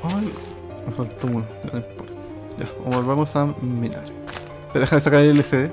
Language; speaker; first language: Spanish; native; Spanish